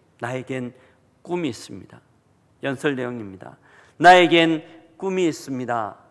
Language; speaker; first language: Korean; native; Korean